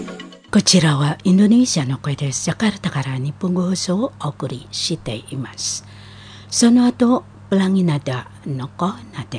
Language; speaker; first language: Japanese; non-native, fluent; Indonesian